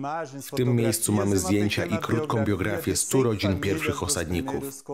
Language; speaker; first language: Polish; native; Polish